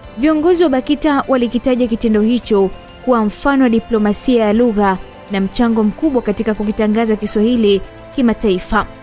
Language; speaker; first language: Swahili; native; Swahili